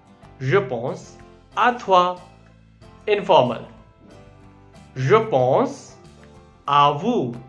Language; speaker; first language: French; non-native, fluent; Hindi